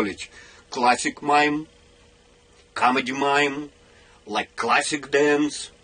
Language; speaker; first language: English; non-native, learner; Russian